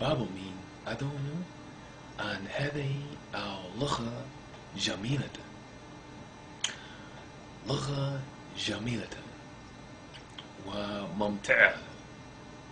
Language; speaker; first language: Arabic; non-native, learner; English